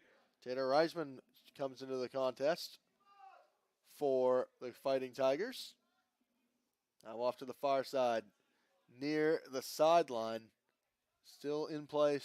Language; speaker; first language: English; native; English